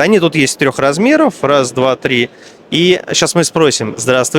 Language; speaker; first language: Russian; native; Russian